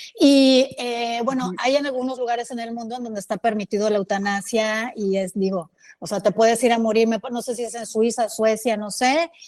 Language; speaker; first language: Spanish; native; Spanish